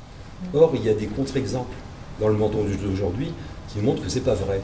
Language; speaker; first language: French; native; French